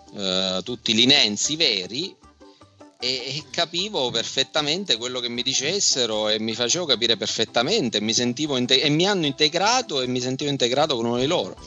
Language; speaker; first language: Italian; native; Italian